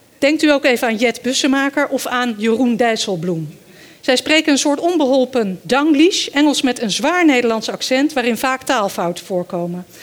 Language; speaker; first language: Dutch; early bilingual, other home language; Danish